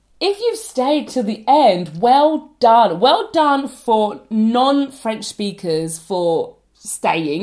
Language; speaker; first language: English; native; English